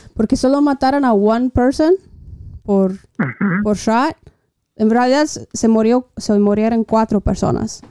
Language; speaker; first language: Spanish; non-native, fluent; English